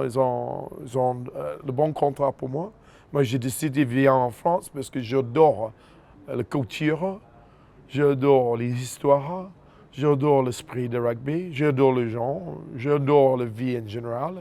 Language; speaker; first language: French; non-native, fluent; English